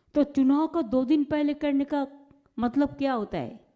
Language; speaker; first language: Hindi; non-native, local second language; Bangla